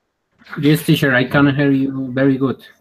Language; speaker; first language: English; non-native, learner; Spanish